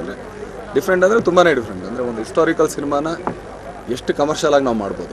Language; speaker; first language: Kannada; native; Kannada